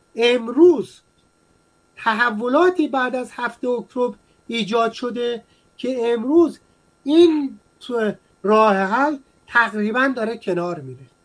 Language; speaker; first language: Persian; native; Persian